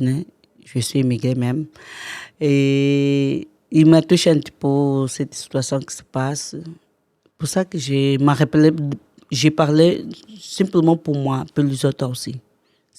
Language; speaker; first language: French; non-native, learner; Portuguese